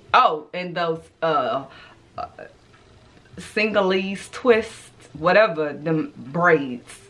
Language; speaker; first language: English; native; English